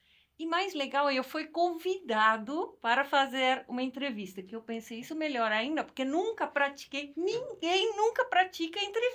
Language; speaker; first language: Portuguese; non-native, fluent; Dutch